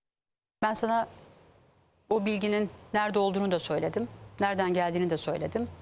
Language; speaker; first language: Turkish; native; Turkish